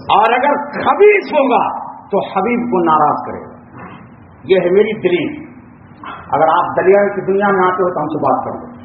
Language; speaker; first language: Urdu; native; Urdu